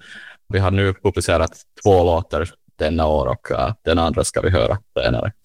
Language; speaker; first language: Swedish; non-native, learner; Finnish